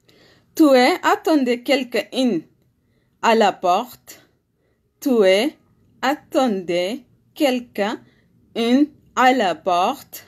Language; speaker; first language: French; non-native, learner; Arabic